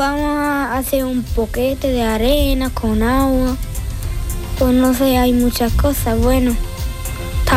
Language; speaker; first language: Spanish; non-native, learner; Arabic